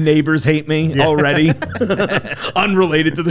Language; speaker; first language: English; native; English